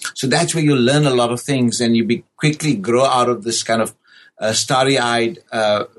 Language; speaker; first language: English; native; English